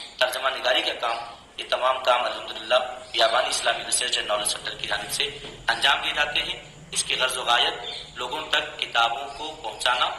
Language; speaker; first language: Urdu; native; Urdu